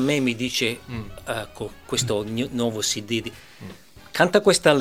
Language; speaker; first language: Italian; early bilingual, heritage; English